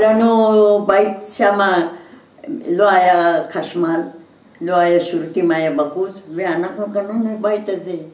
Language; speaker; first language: Hebrew; non-native, learner; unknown